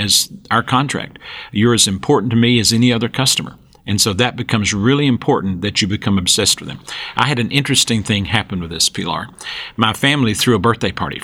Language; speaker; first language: English; native; English